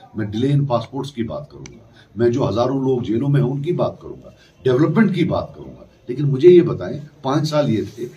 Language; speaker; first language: Urdu; non-native, local second language; Kashmiri